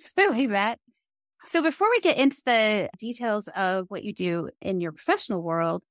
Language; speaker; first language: English; native; English